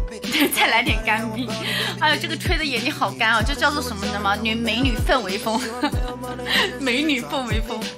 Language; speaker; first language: Chinese; native; Chinese